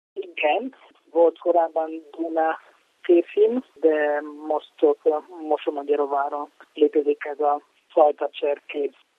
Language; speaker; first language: Hungarian; non-native, fluent; Italian